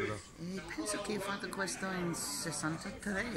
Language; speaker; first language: Italian; non-native, fluent; English